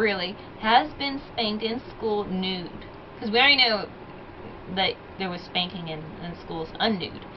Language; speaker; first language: English; native; English